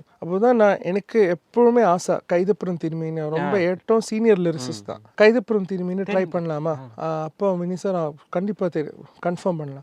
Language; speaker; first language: Tamil; non-native, learner; Malayalam